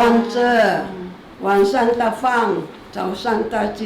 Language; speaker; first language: Chinese; non-native, local second language; Amis